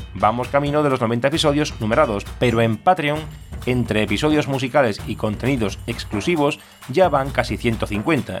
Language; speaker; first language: Spanish; native; Spanish